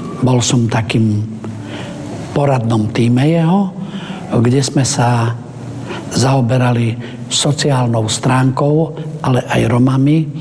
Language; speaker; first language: Slovak; non-native, local second language; Romany